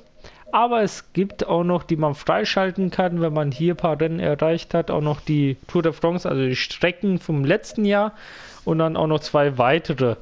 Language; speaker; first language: German; native; German